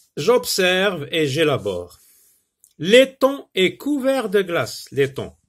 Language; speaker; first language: French; non-native, local second language; Arabic